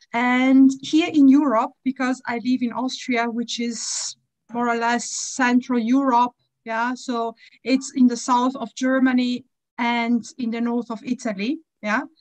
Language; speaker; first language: English; non-native, fluent; German